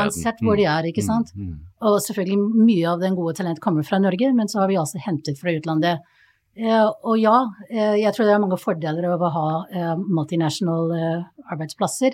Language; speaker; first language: Norwegian; non-native, fluent; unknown